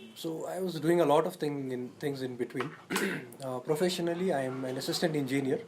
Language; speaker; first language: English; non-native, local second language; Nepali